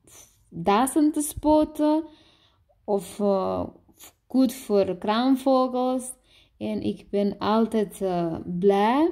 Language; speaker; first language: Dutch; non-native, learner; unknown